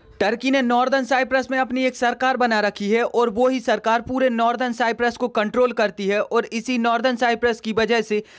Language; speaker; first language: Hindi; native; Hindi